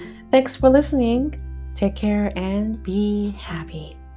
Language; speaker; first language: English; non-native, fluent; Japanese